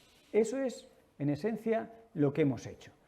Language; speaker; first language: Spanish; native; Spanish